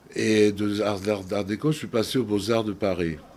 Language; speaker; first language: French; non-native, fluent; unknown